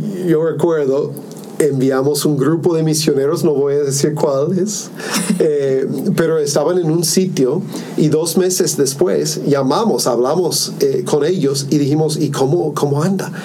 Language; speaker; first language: Spanish; non-native, fluent; English